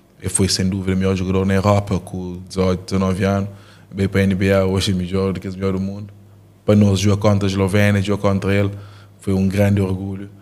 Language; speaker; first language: Portuguese; non-native, local second language; Kabuverdianu